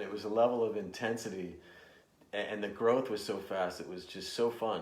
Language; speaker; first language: English; native; English